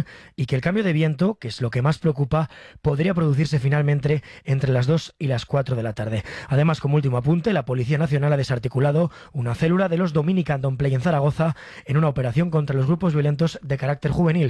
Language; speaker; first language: Spanish; native; Spanish